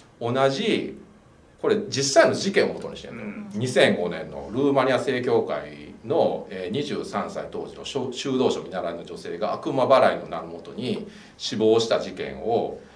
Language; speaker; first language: Japanese; native; Japanese